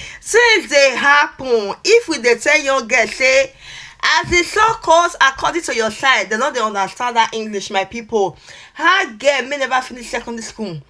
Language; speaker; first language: Nigerian Pidgin; non-native, local second language; Esan